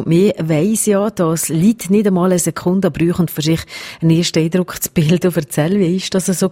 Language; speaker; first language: German; native; German